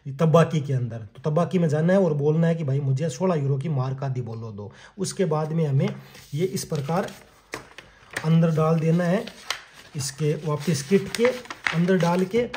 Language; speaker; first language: Hindi; native; Hindi